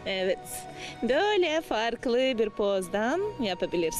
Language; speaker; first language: Turkish; non-native, fluent; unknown